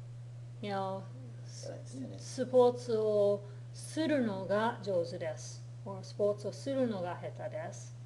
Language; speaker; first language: Japanese; non-native, fluent; English